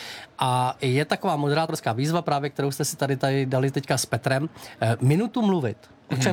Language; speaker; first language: Czech; native; Czech